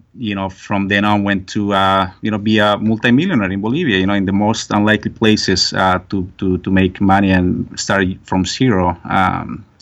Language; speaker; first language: English; non-native, fluent; Spanish